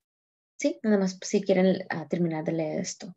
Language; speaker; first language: Spanish; early bilingual, heritage; Spanish